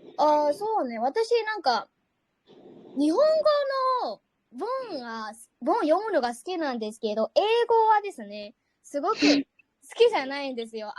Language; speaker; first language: Japanese; non-native, learner; Burmese